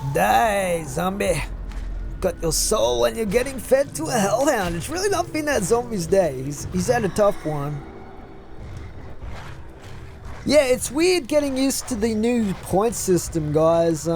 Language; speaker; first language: English; native; English